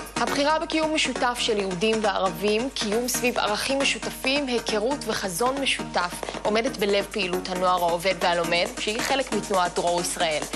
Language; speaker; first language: Hebrew; native; Hebrew